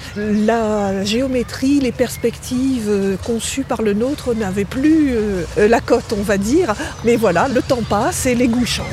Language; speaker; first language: French; native; French